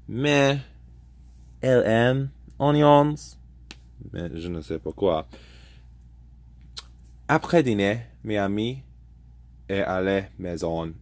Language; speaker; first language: French; non-native, learner; English